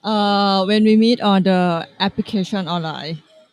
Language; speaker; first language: English; non-native, learner; Thai